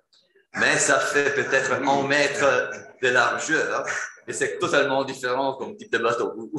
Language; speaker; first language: French; non-native, fluent; Italian